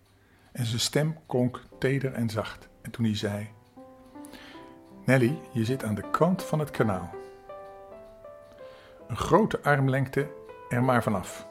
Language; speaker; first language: Dutch; native; Dutch